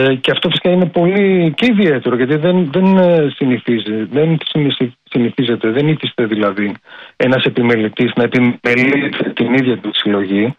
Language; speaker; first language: Greek; native; Greek